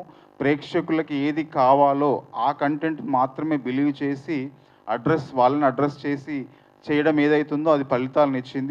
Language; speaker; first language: Telugu; native; Telugu